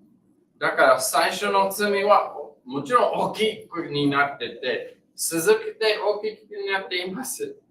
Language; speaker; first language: Japanese; non-native, learner; English